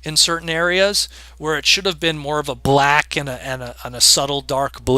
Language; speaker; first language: English; native; English